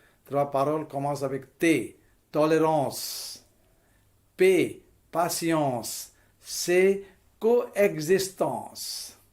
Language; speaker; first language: French; non-native, fluent; Hindi